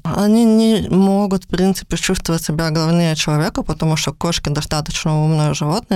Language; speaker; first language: Russian; native; Russian